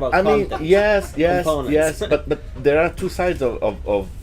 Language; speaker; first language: English; non-native, fluent; Italian